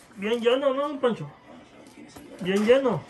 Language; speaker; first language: Spanish; native; Spanish